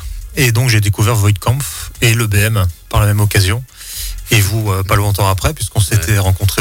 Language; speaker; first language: French; native; French